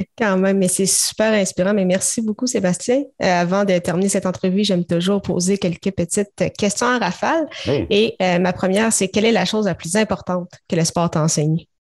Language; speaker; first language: French; native; French